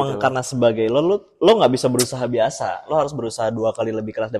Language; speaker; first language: Indonesian; native; Indonesian